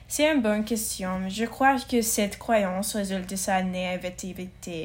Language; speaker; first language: French; non-native, learner; English